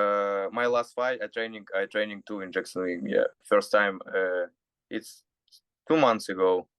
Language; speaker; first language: English; non-native, learner; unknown